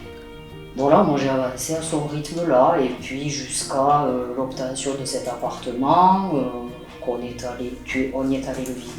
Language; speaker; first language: French; native; French